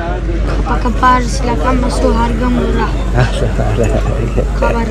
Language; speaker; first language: Indonesian; non-native, learner; Turkish